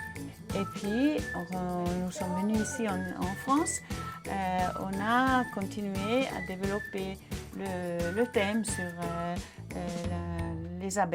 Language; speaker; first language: French; non-native, fluent; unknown